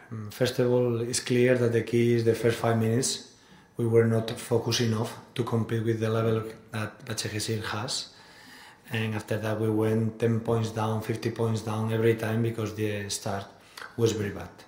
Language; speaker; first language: English; non-native, fluent; Spanish